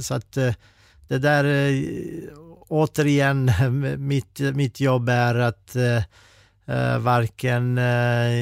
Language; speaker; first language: Swedish; non-native, fluent; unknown